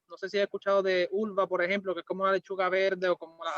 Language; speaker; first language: Spanish; native; Spanish